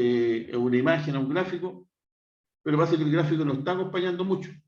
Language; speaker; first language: Spanish; native; Spanish